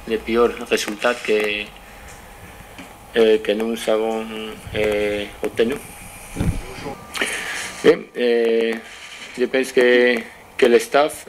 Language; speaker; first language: French; non-native, learner; Spanish